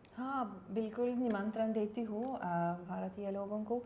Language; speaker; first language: Hindi; non-native, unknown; Lithuanian